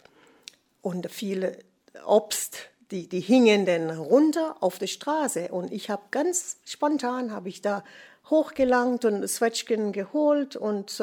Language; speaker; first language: German; non-native, fluent; English